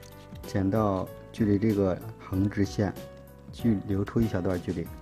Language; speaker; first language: Chinese; native; Chinese